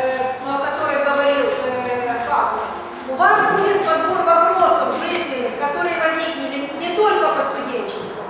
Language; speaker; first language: Russian; non-native, local second language; Ukrainian